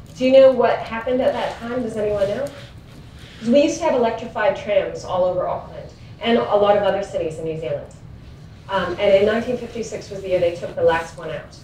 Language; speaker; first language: English; native; English